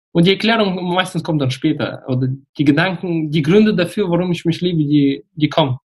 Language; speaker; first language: German; early bilingual, other home language; Russian